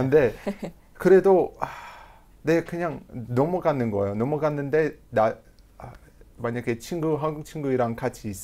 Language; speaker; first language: Korean; non-native, fluent; English